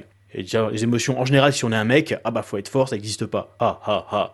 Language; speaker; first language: French; native; French